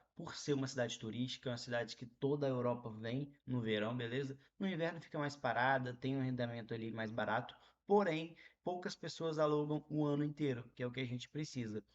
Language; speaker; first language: Portuguese; native; Portuguese